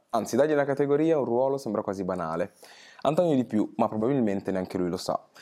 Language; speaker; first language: Italian; early bilingual, other home language; Portuguese